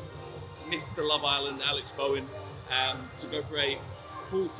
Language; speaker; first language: English; native; English